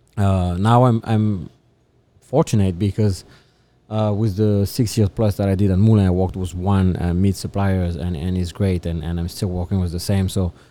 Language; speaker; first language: English; non-native, fluent; French